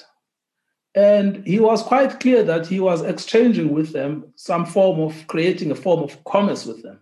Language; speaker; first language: English; non-native, local second language; Xhosa